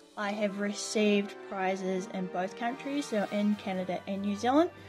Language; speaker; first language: English; native; English